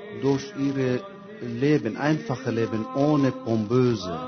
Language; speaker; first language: German; non-native, fluent; Arabic